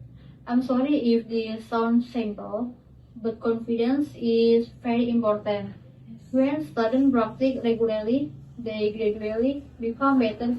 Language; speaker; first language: English; non-native, learner; Indonesian